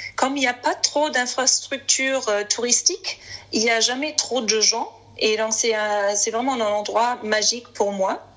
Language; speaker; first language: French; non-native, fluent; German